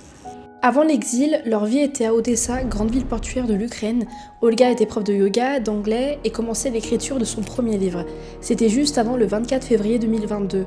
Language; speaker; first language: French; native; French